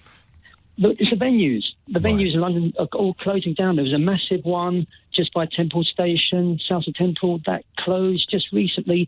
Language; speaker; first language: English; native; English